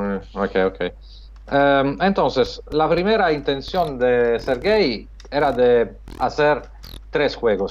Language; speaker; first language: Spanish; non-native, fluent; Italian